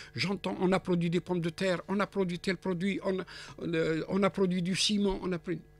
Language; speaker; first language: French; non-native, local second language; Arabic